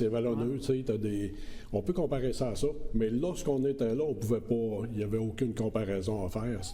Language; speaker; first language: French; native; French